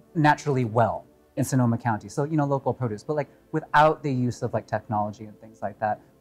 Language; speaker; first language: English; native; English